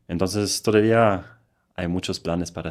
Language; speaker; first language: Spanish; non-native, fluent; German